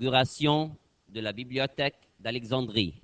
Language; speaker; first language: French; non-native, fluent; Arabic